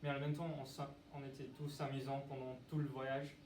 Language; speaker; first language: French; non-native, learner; English